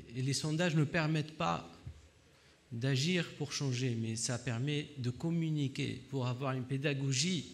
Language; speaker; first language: French; non-native, local second language; Arabic